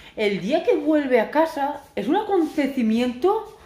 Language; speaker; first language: Spanish; early bilingual, other home language; Arabic